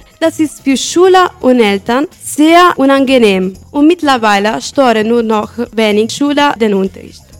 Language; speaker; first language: German; non-native, learner; Italian